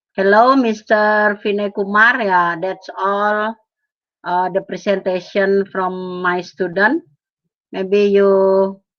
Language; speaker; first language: English; non-native, fluent; Indonesian